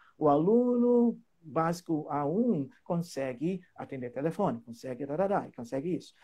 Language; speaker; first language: Portuguese; non-native, fluent; English